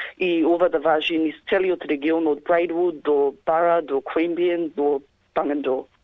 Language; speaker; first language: Macedonian; early bilingual, heritage; Macedonian